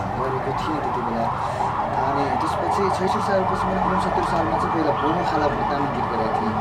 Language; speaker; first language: Nepali; non-native, local second language; Eastern Tamang